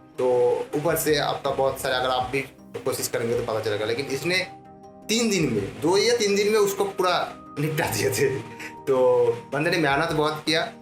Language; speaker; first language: Hindi; non-native, local second language; Bangla